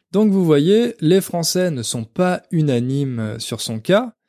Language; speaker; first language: French; native; French